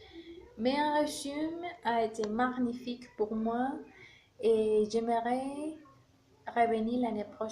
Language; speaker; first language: French; non-native, learner; Spanish